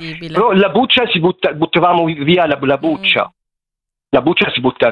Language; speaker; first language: Italian; non-native, fluent; Arabic